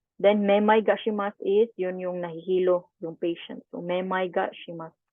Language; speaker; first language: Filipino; non-native, local second language; Cebuano